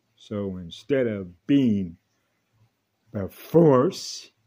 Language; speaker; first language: English; native; English